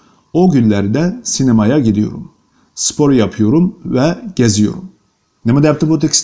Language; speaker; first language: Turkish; non-native, learner; Uyghur